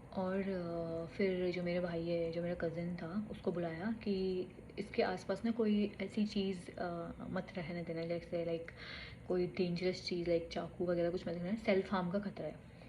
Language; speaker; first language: Hindi; native; Hindi